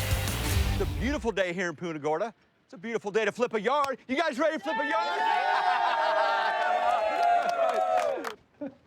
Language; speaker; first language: English; native; English